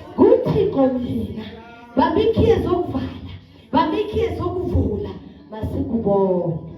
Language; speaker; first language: Zulu; non-native, local second language; Northern Sotho